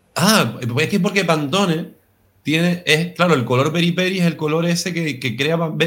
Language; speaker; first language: Spanish; native; Spanish